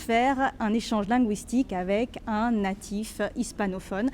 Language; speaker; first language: French; native; French